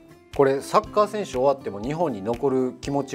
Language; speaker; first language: Japanese; native; Japanese